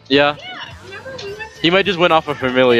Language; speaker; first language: English; native; English